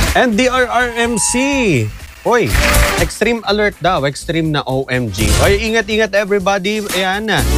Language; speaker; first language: Filipino; native; Filipino